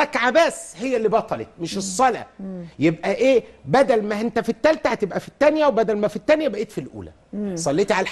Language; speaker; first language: Arabic; native; Arabic